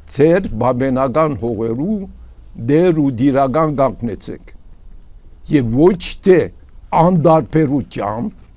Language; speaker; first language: Armenian; early bilingual, heritage; Armenian